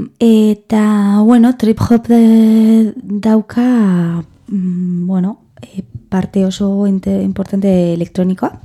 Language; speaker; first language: Basque; non-native, learner; Spanish